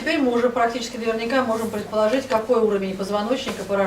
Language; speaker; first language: Russian; native; Russian